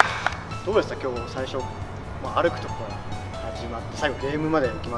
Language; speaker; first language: Japanese; native; Japanese